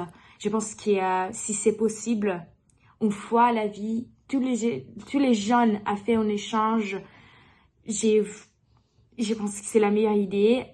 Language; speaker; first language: French; non-native, learner; Portuguese